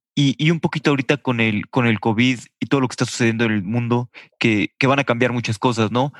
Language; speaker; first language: Spanish; native; Spanish